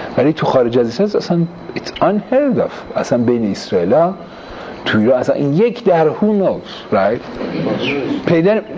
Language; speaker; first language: Persian; early bilingual, heritage; Persian